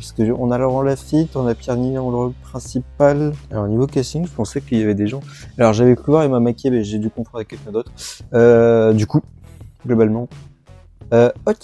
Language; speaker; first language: French; native; French